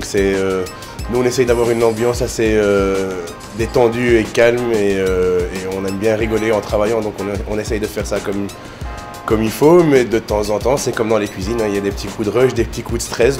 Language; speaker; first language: French; native; French